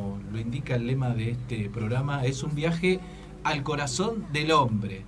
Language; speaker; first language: Spanish; native; Spanish